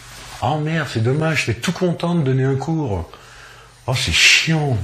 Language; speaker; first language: French; native; French